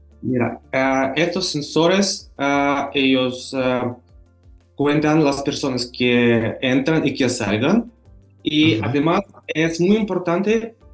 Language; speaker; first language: Spanish; non-native, learner; Russian